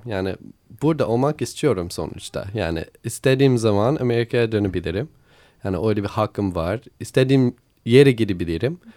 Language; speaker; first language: Turkish; non-native, learner; English